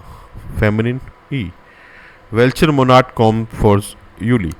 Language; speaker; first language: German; non-native, learner; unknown